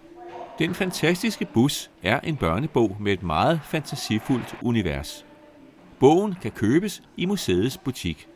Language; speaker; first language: Danish; native; Danish